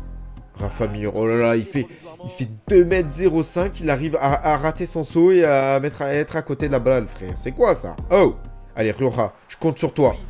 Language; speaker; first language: French; native; French